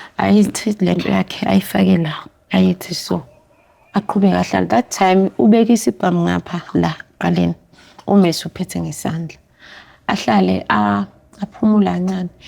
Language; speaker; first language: Zulu; native; Zulu